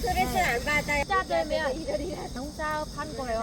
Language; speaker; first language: Korean; non-native, local second language; Vietnamese